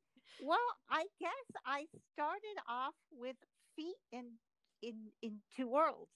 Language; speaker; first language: English; native; English